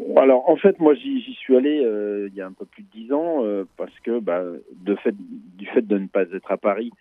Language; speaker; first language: French; native; French